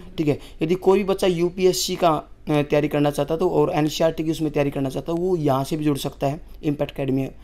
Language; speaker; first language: Hindi; native; Hindi